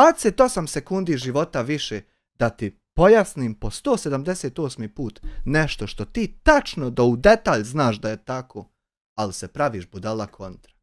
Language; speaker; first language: Bosnian; native; Bosnian